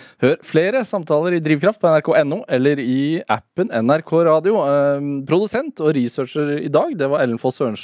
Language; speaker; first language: Norwegian; native; Norwegian